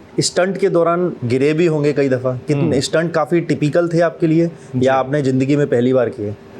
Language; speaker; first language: Hindi; native; Hindi